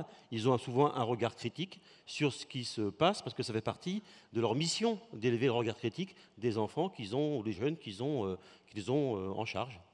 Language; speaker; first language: French; native; French